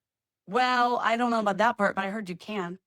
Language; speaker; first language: English; native; English